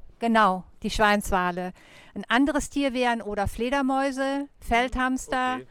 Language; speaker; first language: German; native; German